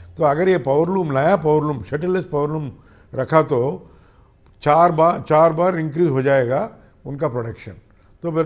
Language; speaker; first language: Hindi; non-native, local second language; Telugu